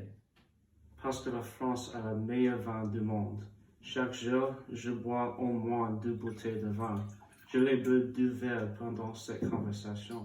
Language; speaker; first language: French; non-native, learner; English